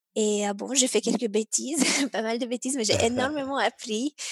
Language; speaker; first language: French; non-native, fluent; Romanian